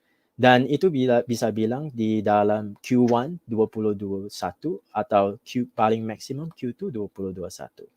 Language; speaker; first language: Indonesian; non-native, fluent; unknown